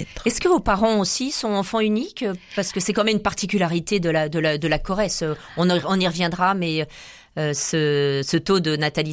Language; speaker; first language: French; native; French